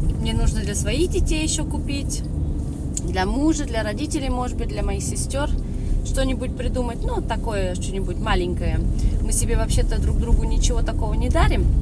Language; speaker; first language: Russian; early bilingual, heritage; Russian